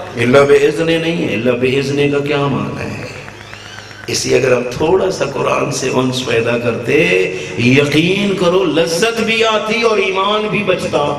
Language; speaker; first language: Urdu; non-native, local second language; Punjabi